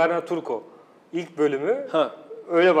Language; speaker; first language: Turkish; native; Turkish